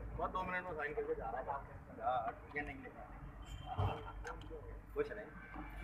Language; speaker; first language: Hindi; native; Hindi